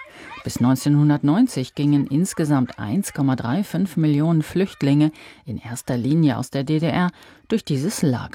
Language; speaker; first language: German; native; German